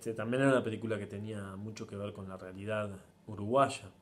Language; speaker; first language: Spanish; native; Spanish